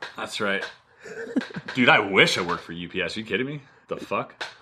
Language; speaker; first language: English; early bilingual, other home language; German